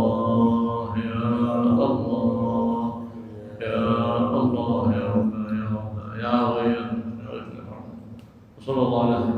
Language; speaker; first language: Arabic; native; Arabic